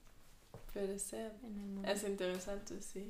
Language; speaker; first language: Spanish; non-native, fluent; German